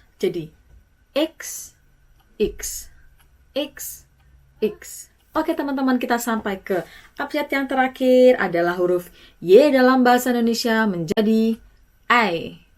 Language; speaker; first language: Indonesian; native; Indonesian